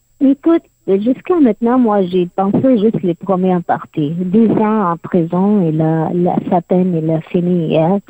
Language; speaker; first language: French; non-native, learner; Arabic